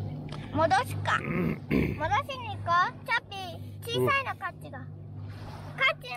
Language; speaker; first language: Japanese; native; Japanese